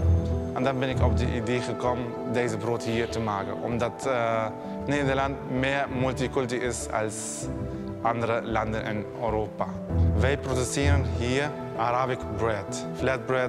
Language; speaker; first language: Dutch; early bilingual, other home language; Arabic